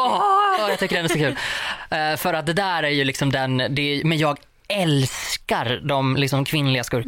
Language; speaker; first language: Swedish; native; Swedish